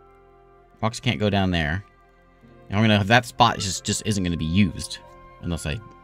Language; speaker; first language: English; native; English